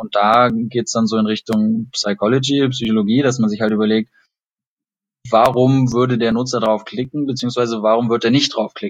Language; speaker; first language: German; native; German